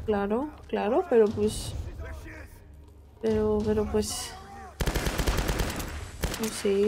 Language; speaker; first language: Spanish; native; Spanish